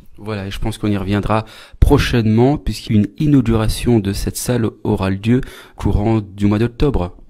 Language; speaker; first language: French; native; French